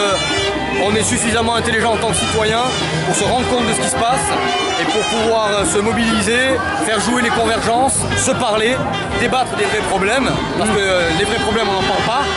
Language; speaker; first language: French; native; French